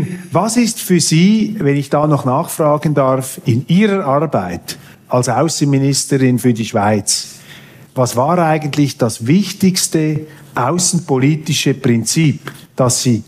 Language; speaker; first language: German; native; German